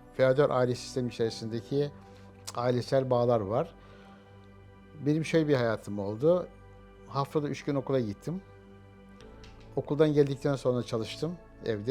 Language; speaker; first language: Turkish; native; Turkish